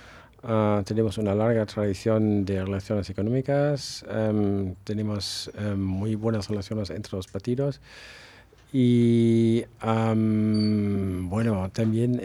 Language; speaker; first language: Spanish; non-native, fluent; German